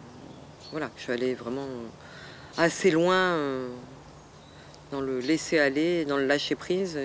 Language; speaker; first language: French; native; French